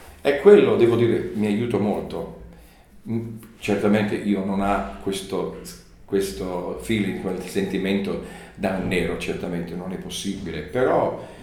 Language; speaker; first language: Italian; non-native, learner; English